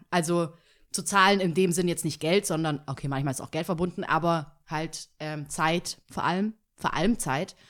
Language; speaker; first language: German; early bilingual, other home language; Tigrinya